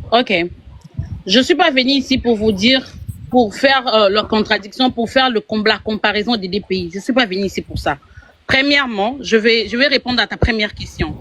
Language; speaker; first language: French; non-native, local second language; Lingala